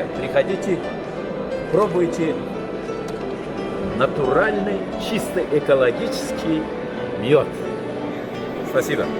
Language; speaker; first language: Russian; non-native, local second language; Uzbek